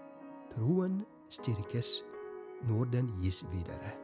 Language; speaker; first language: Norwegian; non-native, fluent; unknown